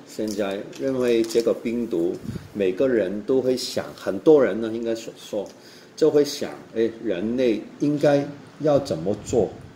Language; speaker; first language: Chinese; non-native, local second language; Cantonese